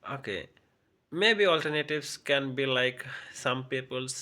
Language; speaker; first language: English; non-native, local second language; Bangla